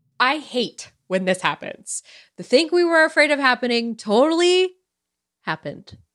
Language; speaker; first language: English; early bilingual, other home language; Romanian